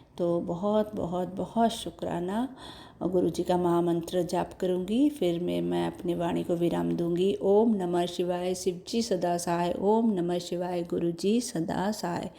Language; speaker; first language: Hindi; non-native, local second language; Odia